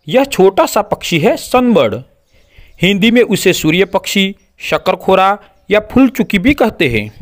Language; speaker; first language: Hindi; non-native, local second language; Gujarati